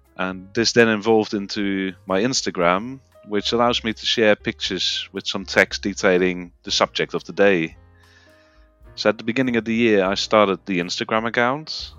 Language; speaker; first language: English; non-native, fluent; Dutch